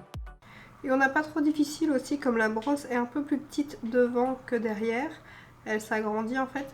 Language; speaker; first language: French; native; French